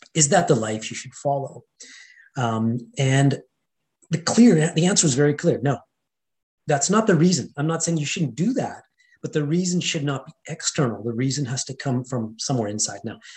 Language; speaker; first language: English; non-native, fluent; Hindi